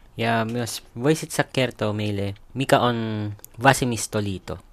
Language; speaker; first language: Finnish; non-native, learner; Filipino